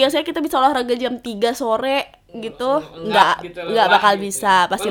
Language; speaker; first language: Indonesian; native; Indonesian